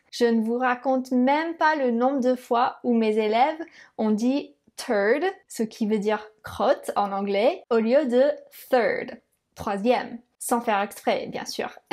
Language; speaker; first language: French; non-native, fluent; English